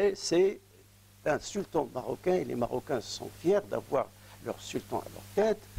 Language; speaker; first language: French; non-native, local second language; Arabic